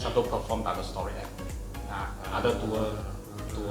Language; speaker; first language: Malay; non-native, local second language; Chinese